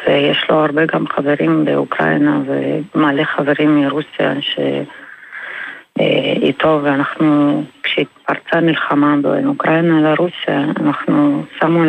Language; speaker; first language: Hebrew; non-native, fluent; Russian